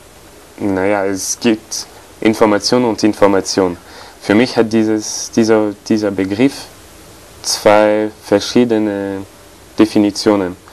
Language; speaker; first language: German; non-native, fluent; French